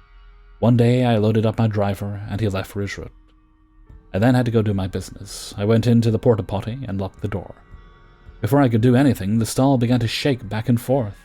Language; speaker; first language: English; native; English